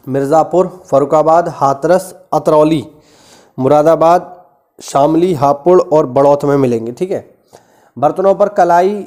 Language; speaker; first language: Hindi; native; Hindi